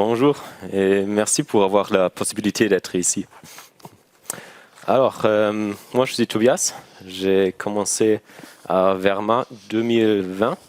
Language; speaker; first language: French; non-native, learner; German